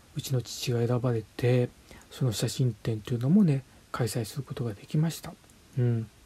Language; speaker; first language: Japanese; native; Japanese